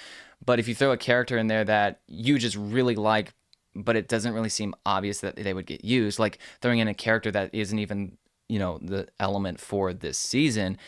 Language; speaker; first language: English; native; English